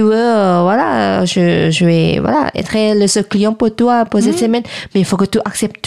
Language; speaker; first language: French; non-native, fluent; Thai